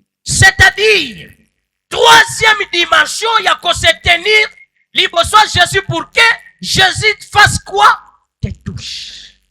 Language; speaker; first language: French; non-native, local second language; Lingala